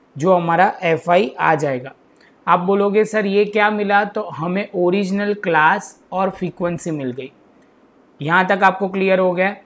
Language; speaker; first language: Hindi; non-native, local second language; Gujarati